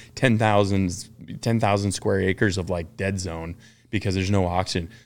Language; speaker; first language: English; native; English